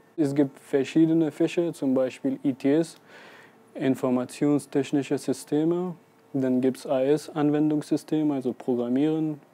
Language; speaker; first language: German; non-native, fluent; Persian